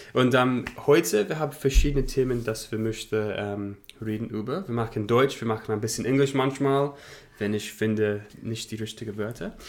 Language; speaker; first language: German; non-native, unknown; English